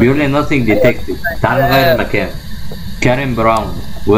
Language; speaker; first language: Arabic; native; Arabic